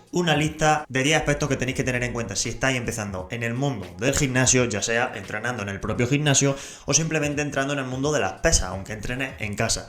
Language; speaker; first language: Spanish; native; Spanish